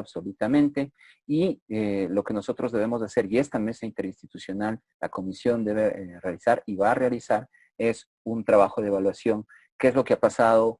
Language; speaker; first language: Spanish; native; Spanish